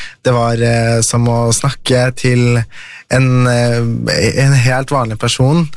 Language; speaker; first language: Norwegian; early bilingual, other home language; Persian